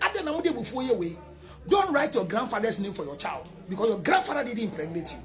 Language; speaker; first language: English; non-native, local second language; Akan